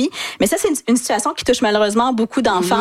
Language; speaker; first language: French; native; French